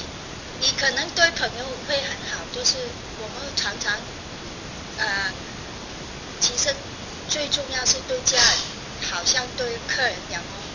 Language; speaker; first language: Chinese; non-native, fluent; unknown